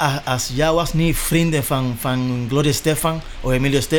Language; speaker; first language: Dutch; non-native, learner; Spanish